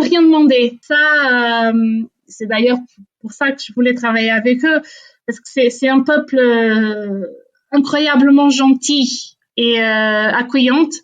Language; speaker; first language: French; non-native, fluent; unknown